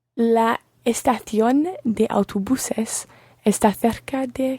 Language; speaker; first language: Spanish; non-native, learner; English